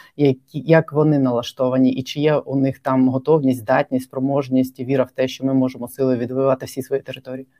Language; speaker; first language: Ukrainian; native; Ukrainian